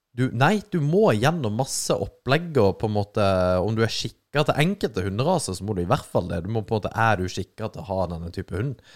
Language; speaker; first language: Norwegian; native; Norwegian